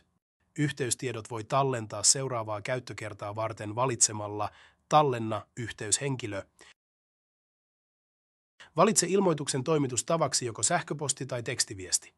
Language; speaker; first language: Finnish; native; Finnish